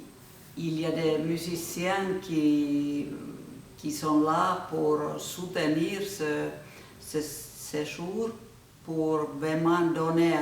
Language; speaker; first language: French; non-native, fluent; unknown